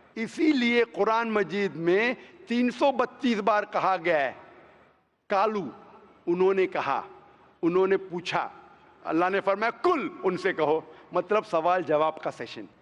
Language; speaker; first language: Hindi; non-native, local second language; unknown